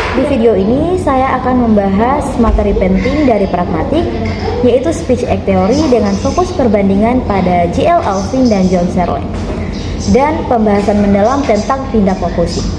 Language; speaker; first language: Indonesian; native; Indonesian